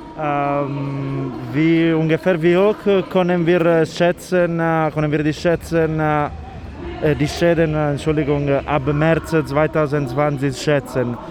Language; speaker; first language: German; non-native, fluent; Italian